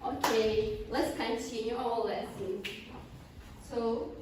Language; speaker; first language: English; non-native, learner; Kazakh